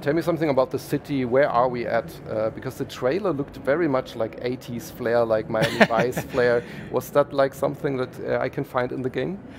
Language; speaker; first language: English; non-native, fluent; German